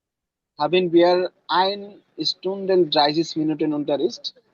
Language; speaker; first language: German; non-native, learner; Bangla